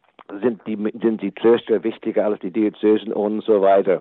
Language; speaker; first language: German; non-native, fluent; English